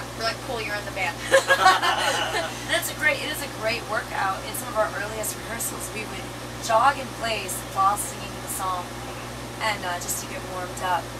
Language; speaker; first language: English; native; English